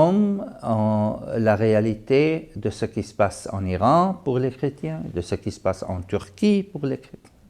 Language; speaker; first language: French; non-native, fluent; Arabic